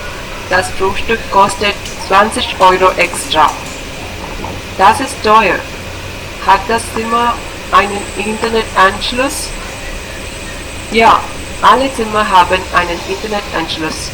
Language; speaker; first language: German; non-native, learner; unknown